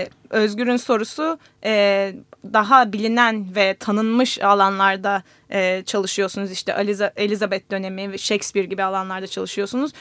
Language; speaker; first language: Turkish; native; Turkish